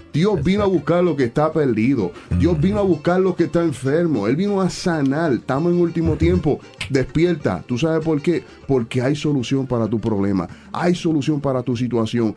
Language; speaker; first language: Spanish; native; Spanish